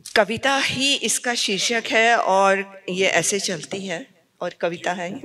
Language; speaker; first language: Hindi; native; Hindi